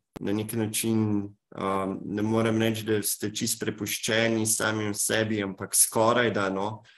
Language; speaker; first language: Slovenian; native; Slovenian